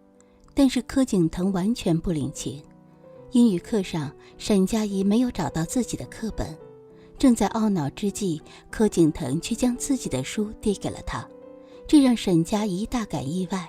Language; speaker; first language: Chinese; native; Chinese